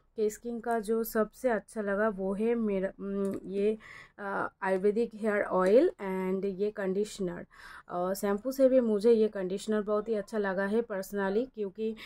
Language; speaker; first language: Hindi; non-native, local second language; Bangla